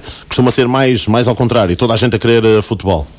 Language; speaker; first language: Portuguese; native; Portuguese